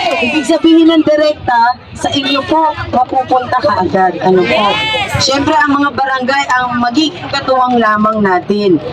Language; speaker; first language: Filipino; native; Filipino